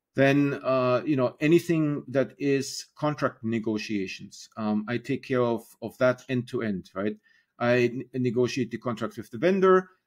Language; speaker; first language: English; non-native, fluent; German